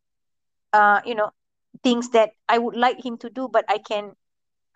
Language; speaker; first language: English; non-native, local second language; Malay